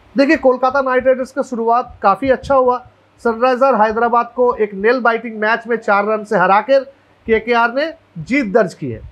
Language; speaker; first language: Hindi; non-native, local second language; Bangla